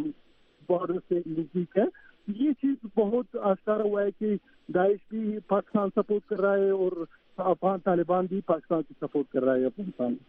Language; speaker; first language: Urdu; non-native, fluent; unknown